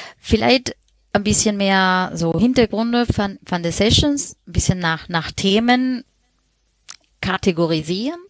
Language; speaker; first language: German; non-native, fluent; Spanish